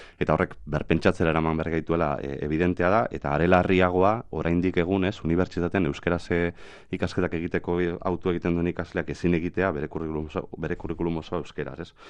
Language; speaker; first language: Basque; native; Basque